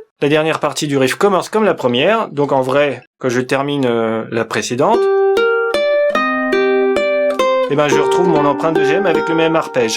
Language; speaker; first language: French; native; French